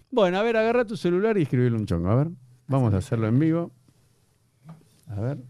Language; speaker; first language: Spanish; native; Spanish